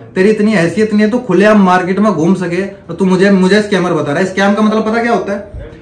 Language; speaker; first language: Hindi; native; Hindi